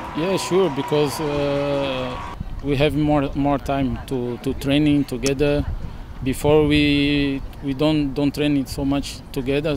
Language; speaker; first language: English; non-native, learner; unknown